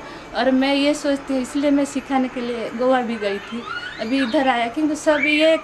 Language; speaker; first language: Hindi; non-native, local second language; Odia